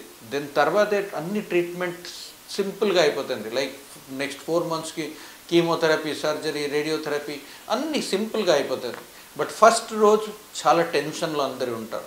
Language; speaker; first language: Telugu; non-native, fluent; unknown